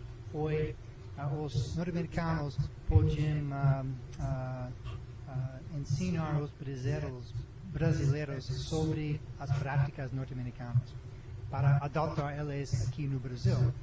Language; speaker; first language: Portuguese; non-native, learner; English